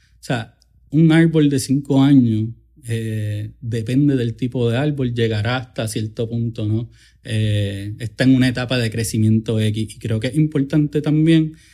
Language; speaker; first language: Spanish; native; Spanish